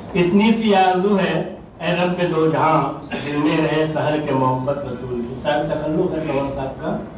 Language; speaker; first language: Urdu; native; Urdu